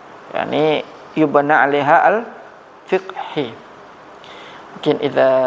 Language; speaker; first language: Arabic; non-native, fluent; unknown